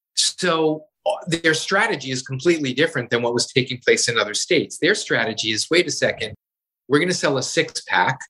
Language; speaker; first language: English; native; English